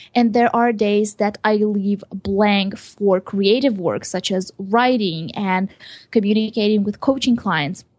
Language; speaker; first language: English; early bilingual, other home language; Hebrew